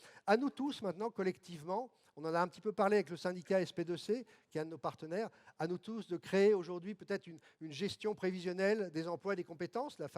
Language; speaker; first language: French; native; French